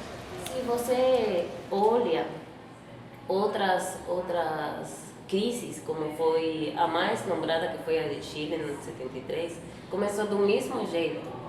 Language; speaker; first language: Portuguese; non-native, fluent; Spanish